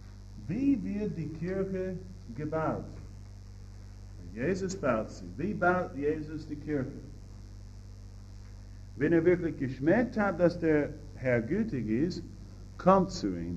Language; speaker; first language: German; non-native, fluent; English